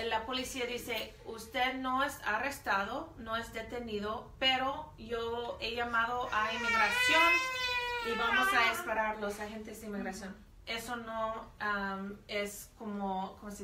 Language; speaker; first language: Spanish; non-native, fluent; English